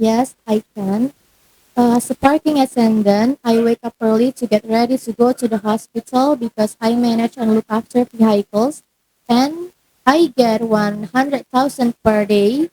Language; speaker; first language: English; non-native, learner; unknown